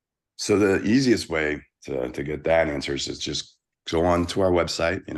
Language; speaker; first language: English; native; English